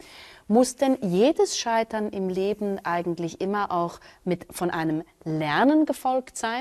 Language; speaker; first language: German; native; German